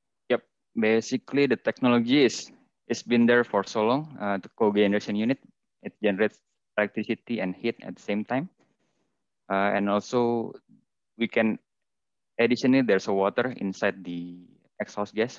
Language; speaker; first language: English; non-native, fluent; Indonesian